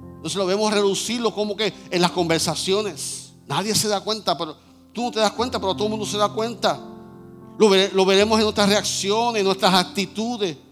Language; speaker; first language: Spanish; native; Spanish